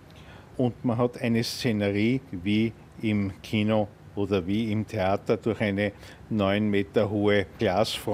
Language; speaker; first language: German; native; German